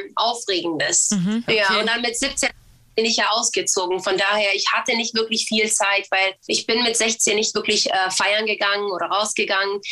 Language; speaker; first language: German; early bilingual, other home language; Swedish